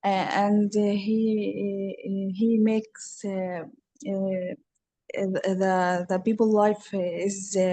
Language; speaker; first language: English; non-native, learner; Arabic